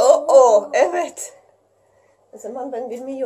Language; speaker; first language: Turkish; non-native, learner; Russian